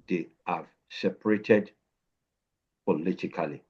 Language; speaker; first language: English; non-native, local second language; Yoruba